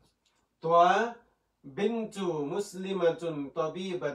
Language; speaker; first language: Arabic; non-native, fluent; Western Cham